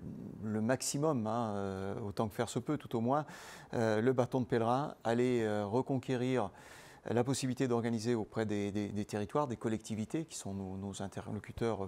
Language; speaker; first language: French; native; French